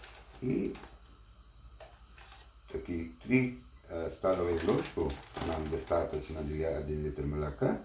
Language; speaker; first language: Russian; non-native, learner; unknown